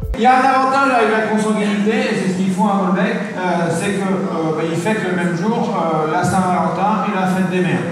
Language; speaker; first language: French; native; French